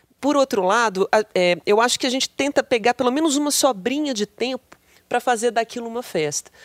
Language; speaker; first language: Portuguese; native; Portuguese